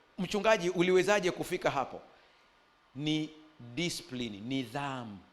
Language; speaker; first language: Swahili; native; Swahili